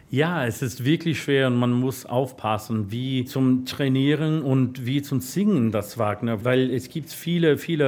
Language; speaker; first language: German; non-native, learner; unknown